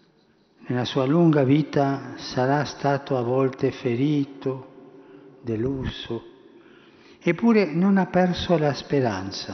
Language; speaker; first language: Italian; early bilingual, heritage; Spanish